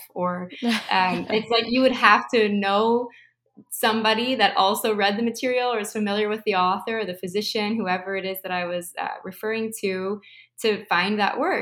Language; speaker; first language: English; native; English